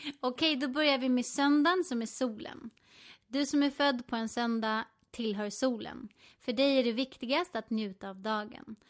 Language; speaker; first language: Swedish; native; Swedish